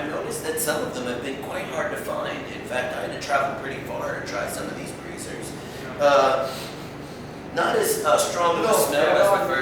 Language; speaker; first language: English; native; English